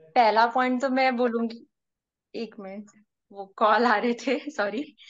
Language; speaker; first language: Hindi; non-native, local second language; Marathi